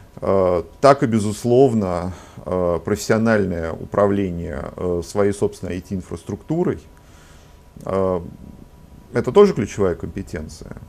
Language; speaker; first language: Russian; native; Russian